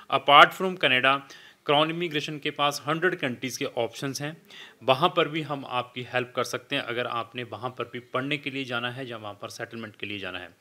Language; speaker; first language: Hindi; non-native, local second language; Punjabi